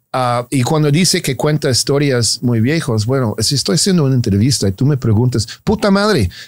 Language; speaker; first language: Spanish; non-native, fluent; English